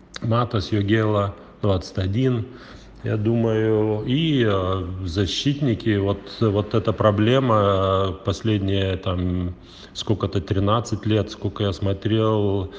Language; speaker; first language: Russian; non-native, local second language; Lithuanian